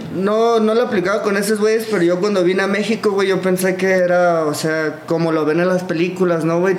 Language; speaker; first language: Spanish; early bilingual, other home language; English